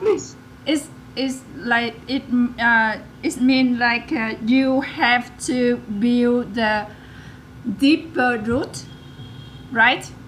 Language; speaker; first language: English; non-native, learner; Vietnamese